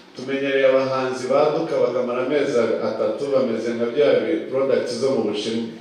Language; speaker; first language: Kinyarwanda; early bilingual, heritage; Kinyarwanda